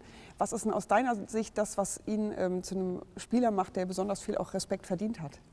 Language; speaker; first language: German; native; German